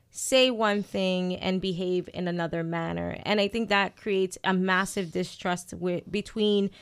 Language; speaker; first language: English; native; English